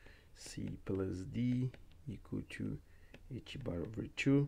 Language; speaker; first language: English; non-native, fluent; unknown